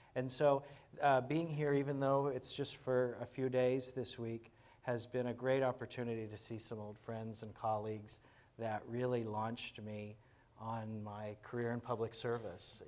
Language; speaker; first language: English; native; English